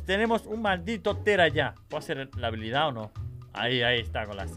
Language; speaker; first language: Spanish; native; Spanish